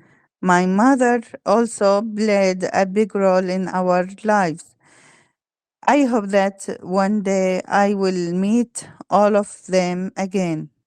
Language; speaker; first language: English; non-native, learner; Arabic